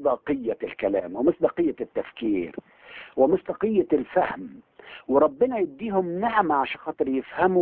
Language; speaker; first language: Arabic; native; Arabic